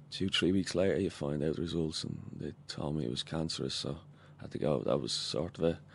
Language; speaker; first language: English; native; English